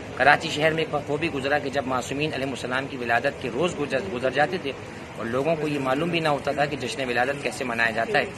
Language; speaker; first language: Urdu; native; Urdu